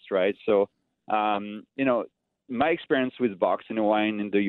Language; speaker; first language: English; non-native, fluent; French